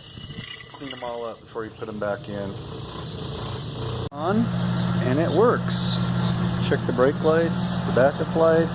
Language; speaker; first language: English; native; English